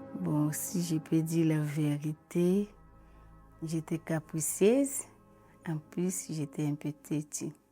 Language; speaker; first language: French; non-native, local second language; Lingala